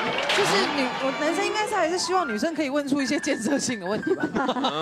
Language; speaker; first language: Chinese; native; Chinese